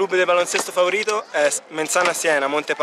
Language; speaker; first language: Spanish; non-native, fluent; Italian